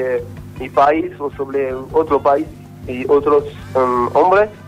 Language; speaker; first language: Spanish; non-native, learner; French